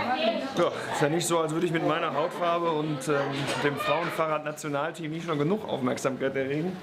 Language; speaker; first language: German; native; German